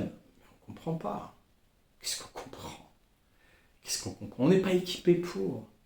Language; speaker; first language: French; native; French